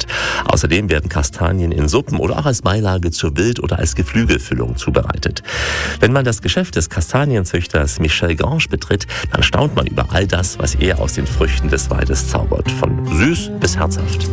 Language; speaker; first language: German; native; German